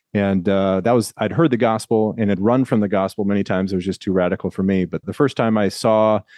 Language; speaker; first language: English; native; English